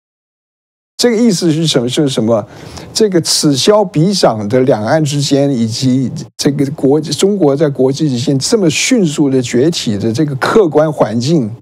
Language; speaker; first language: Chinese; native; Chinese